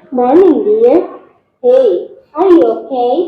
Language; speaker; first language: English; non-native, learner; Indonesian